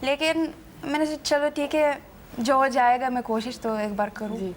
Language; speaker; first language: Hindi; non-native, fluent; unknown